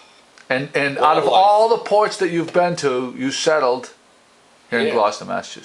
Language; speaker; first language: English; native; English